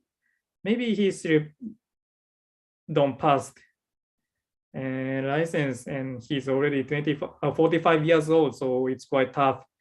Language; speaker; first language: English; non-native, learner; Japanese